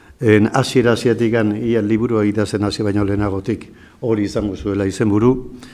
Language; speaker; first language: Basque; native; Basque